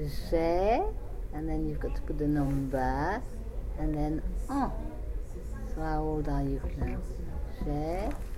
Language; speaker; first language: English; native; English